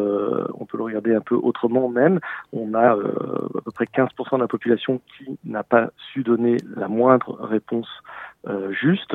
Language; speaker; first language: French; native; French